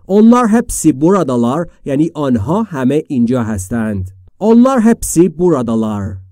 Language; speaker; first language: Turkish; non-native, fluent; Persian